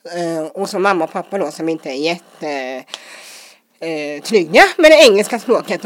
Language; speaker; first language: Swedish; early bilingual, other home language; English